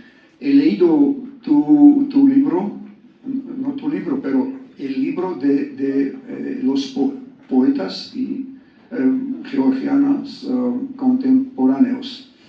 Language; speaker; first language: Spanish; non-native, learner; Georgian